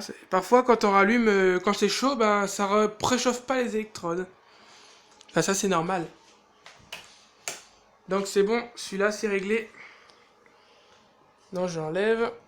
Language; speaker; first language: French; native; French